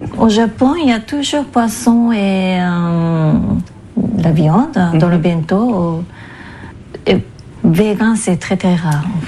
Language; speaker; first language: French; non-native, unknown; Japanese